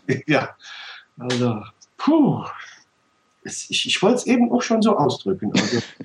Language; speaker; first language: German; native; German